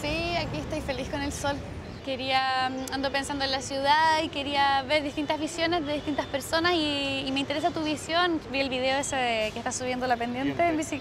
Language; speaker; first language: Spanish; native; Spanish